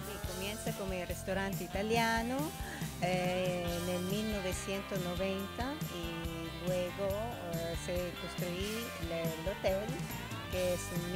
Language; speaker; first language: Spanish; non-native, learner; Italian